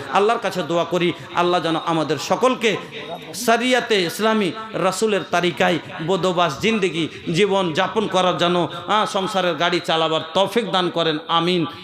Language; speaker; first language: Bangla; non-native, local second language; Bhojpuri